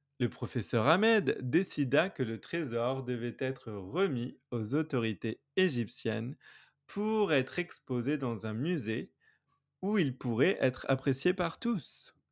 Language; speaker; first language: French; native; French